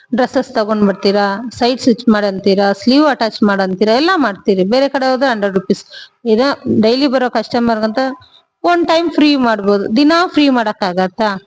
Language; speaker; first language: Kannada; non-native, local second language; Tamil